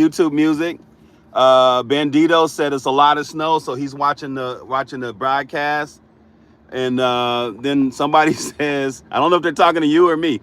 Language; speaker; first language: English; native; English